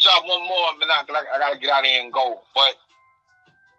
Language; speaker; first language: English; native; English